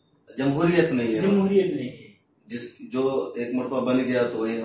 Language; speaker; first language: Hindi; native; Hindi